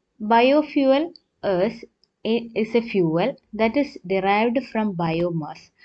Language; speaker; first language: English; non-native, local second language; Malayalam